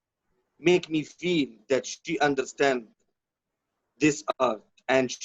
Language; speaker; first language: English; non-native, learner; Arabic